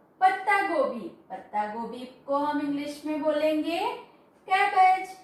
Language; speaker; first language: Hindi; non-native, local second language; Gujarati